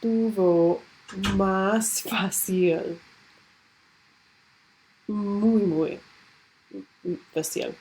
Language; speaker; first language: Spanish; non-native, learner; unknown